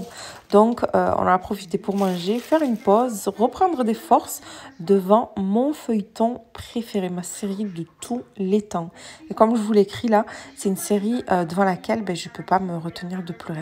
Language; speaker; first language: French; native; French